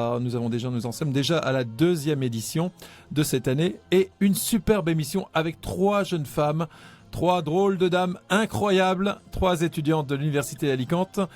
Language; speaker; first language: French; native; French